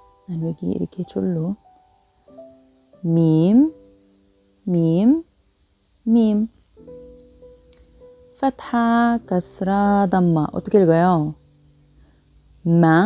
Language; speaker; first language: Korean; non-native, fluent; Arabic